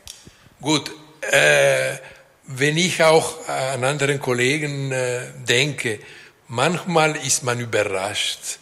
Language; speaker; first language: German; non-native, local second language; French